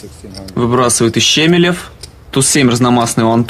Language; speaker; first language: Russian; native; Russian